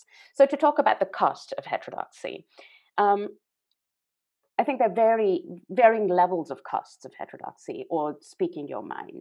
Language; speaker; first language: English; non-native, local second language; Urdu